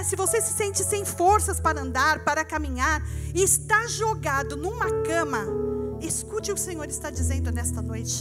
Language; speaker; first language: Portuguese; native; Portuguese